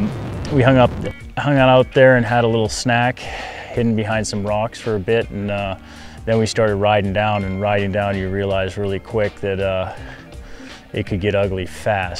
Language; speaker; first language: English; native; English